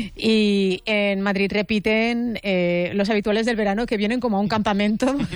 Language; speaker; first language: Spanish; native; Spanish